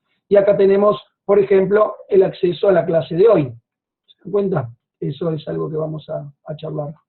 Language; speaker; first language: Spanish; native; Spanish